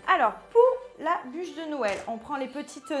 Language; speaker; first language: French; native; French